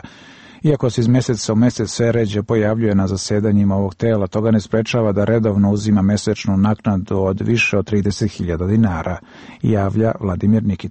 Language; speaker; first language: Bosnian; native; Bosnian